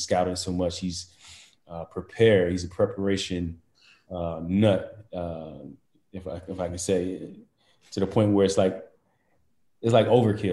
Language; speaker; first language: English; native; English